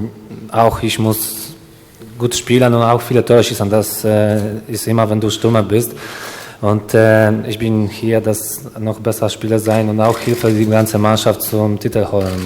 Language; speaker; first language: German; non-native, learner; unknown